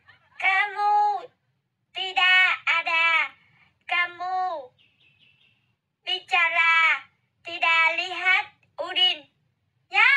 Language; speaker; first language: Indonesian; non-native, learner; Vietnamese